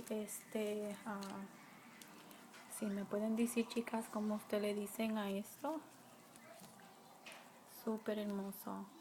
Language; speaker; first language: Spanish; early bilingual, heritage; Spanish